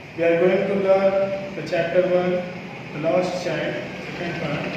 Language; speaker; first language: English; non-native, local second language; Hindi